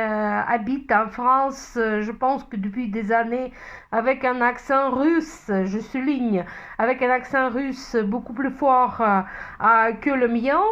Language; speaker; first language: French; non-native, fluent; Russian